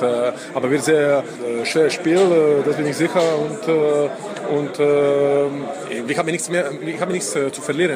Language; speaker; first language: German; non-native, fluent; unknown